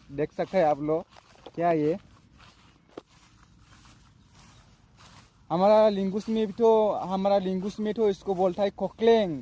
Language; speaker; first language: Hindi; non-native, local second language; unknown